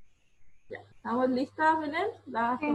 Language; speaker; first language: Spanish; native; Spanish